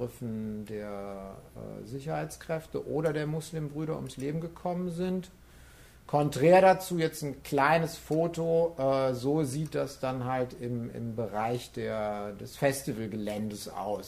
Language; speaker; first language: German; native; German